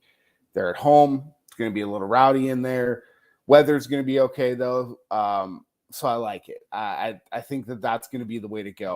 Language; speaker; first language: English; native; English